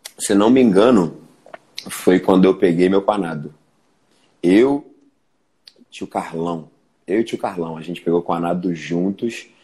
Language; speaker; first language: Portuguese; early bilingual, other home language; Spanish